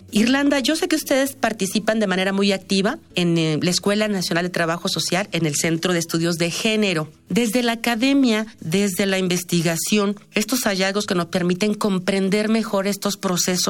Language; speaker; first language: Spanish; native; Spanish